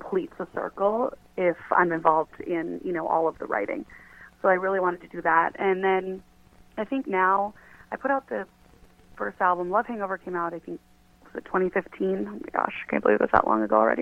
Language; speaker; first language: English; native; English